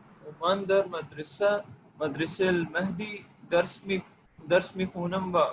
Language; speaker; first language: Persian; non-native, learner; Urdu